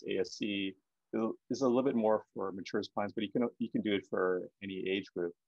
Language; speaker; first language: English; native; English